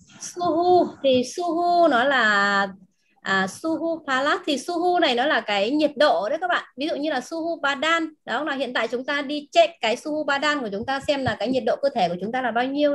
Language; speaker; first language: Vietnamese; native; Vietnamese